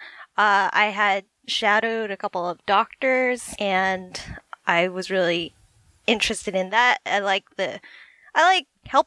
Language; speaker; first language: English; native; English